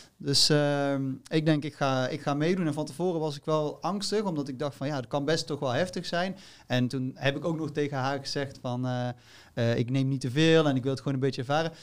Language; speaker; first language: Dutch; native; Dutch